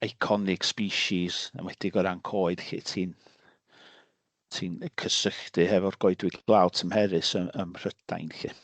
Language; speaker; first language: Welsh; native; Welsh